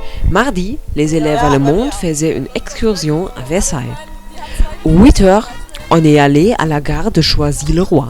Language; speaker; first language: French; non-native, learner; German